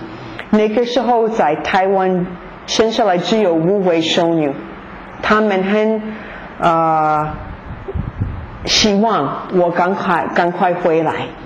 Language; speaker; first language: Chinese; non-native, fluent; English